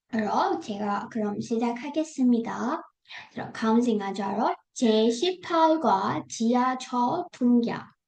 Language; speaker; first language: Korean; non-native, fluent; Burmese